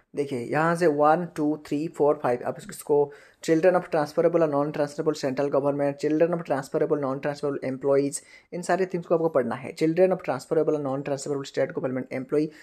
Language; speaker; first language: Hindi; non-native, local second language; Bangla